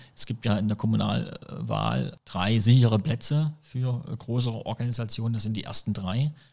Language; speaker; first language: German; native; German